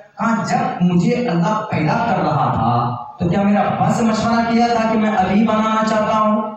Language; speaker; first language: Urdu; native; Urdu